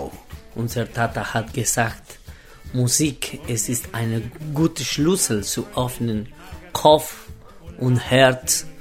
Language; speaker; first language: German; non-native, learner; Spanish